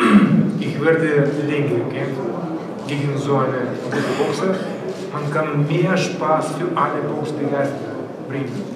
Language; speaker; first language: German; non-native, learner; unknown